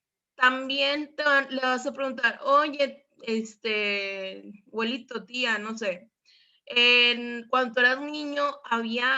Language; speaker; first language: Spanish; native; Spanish